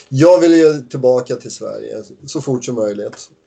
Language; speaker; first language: Swedish; native; Swedish